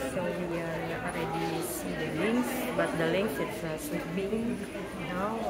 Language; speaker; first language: English; non-native, learner; Indonesian